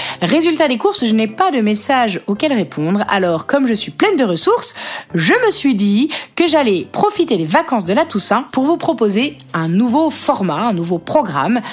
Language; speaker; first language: French; native; French